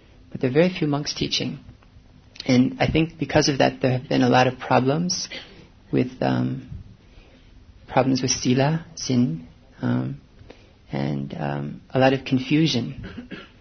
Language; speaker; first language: English; native; English